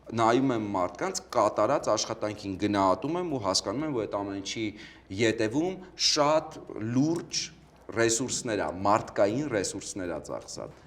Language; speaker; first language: Armenian; native; Armenian